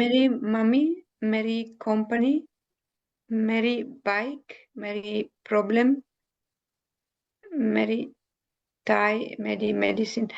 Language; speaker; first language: Hindi; non-native, learner; Italian